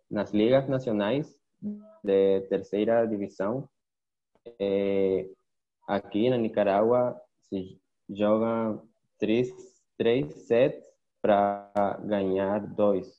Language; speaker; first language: Portuguese; non-native, learner; Spanish